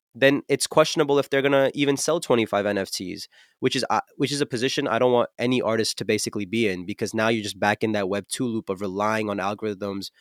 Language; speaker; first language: English; native; English